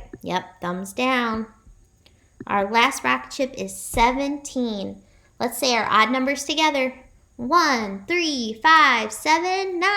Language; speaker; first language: English; native; English